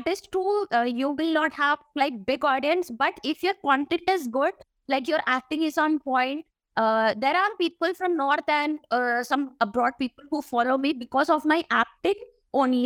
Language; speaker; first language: English; non-native, local second language; Malayalam